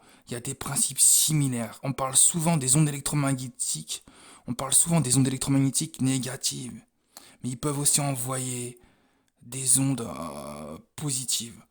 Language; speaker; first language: French; native; French